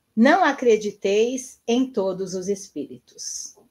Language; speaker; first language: Portuguese; native; Portuguese